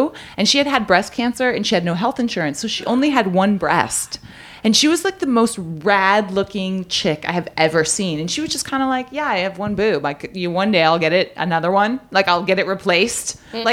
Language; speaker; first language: English; native; English